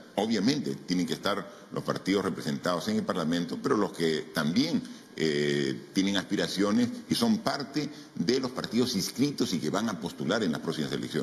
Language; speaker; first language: Spanish; native; Spanish